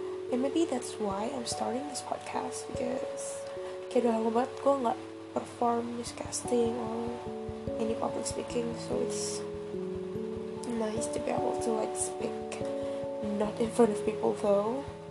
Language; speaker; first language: English; non-native, fluent; Indonesian